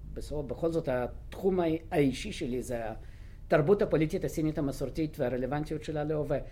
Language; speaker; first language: Hebrew; non-native, fluent; Russian